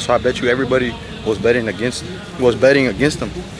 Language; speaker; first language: English; early bilingual, other home language; Spanish